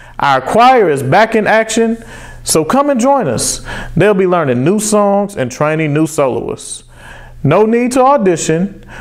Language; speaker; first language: English; native; English